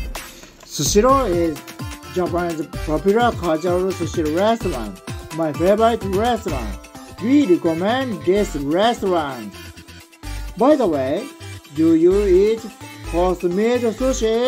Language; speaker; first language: English; non-native, learner; Japanese